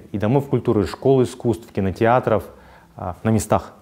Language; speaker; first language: Russian; native; Russian